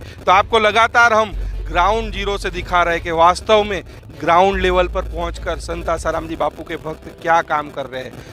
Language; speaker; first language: Hindi; native; Hindi